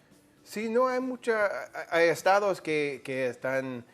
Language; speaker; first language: Spanish; non-native, fluent; English